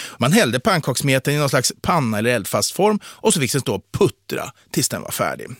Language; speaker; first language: Swedish; native; Swedish